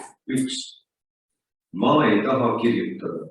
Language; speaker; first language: Estonian; non-native, learner; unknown